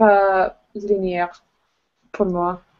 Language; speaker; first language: French; non-native, learner; English